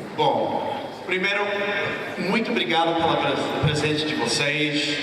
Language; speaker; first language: Portuguese; non-native, fluent; English